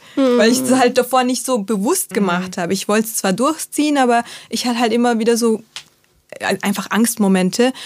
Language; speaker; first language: German; early bilingual, other home language; Turkish